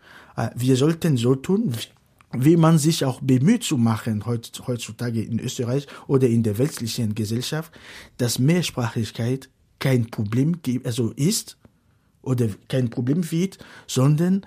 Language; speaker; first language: German; non-native, fluent; Fon